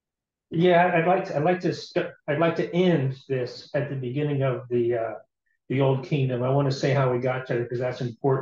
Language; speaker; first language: English; native; English